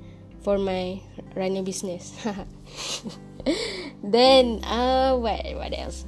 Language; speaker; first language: English; non-native, local second language; Malay